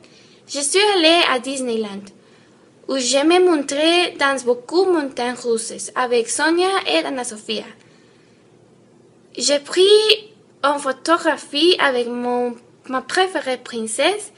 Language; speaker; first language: French; non-native, learner; Spanish